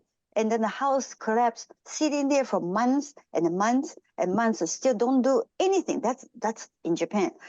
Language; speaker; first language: English; non-native, fluent; Japanese